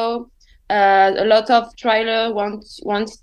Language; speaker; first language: English; non-native, fluent; French